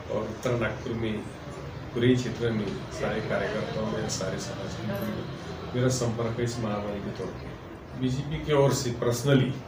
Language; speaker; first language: Hindi; native; Hindi